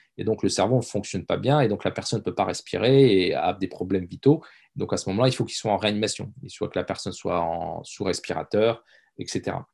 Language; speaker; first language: French; early bilingual, other home language; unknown